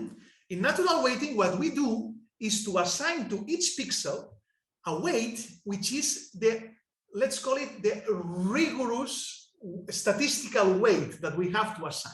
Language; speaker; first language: English; non-native, fluent; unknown